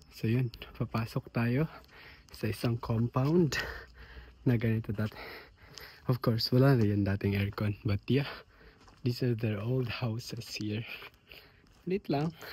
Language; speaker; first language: Filipino; non-native, local second language; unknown